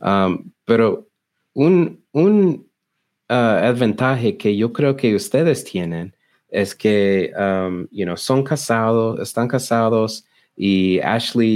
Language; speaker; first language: Spanish; non-native, learner; English